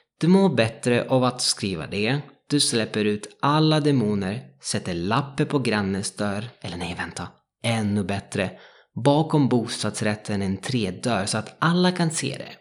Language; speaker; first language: Swedish; non-native, fluent; Italian